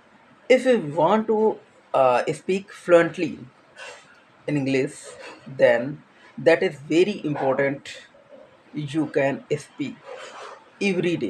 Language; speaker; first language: English; non-native, learner; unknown